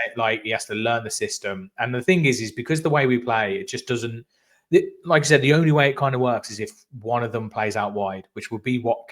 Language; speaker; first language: English; native; English